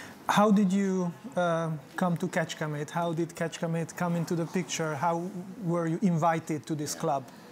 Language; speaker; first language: English; non-native, fluent; Hungarian